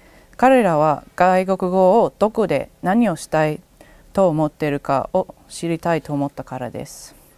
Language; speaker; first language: Japanese; non-native, learner; English